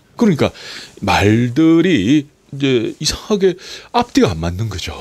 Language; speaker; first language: Korean; native; Korean